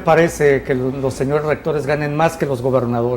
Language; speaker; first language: Spanish; native; Spanish